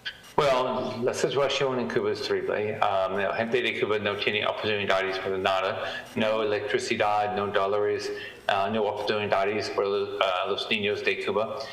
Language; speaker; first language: Spanish; non-native, learner; English